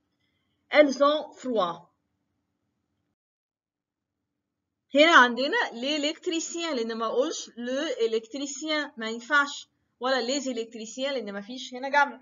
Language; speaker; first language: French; non-native, fluent; Arabic